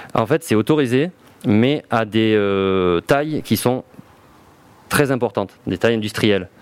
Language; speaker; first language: French; native; French